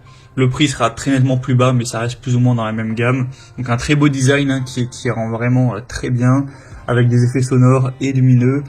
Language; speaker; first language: French; native; French